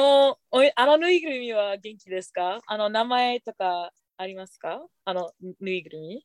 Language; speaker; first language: Japanese; non-native, fluent; English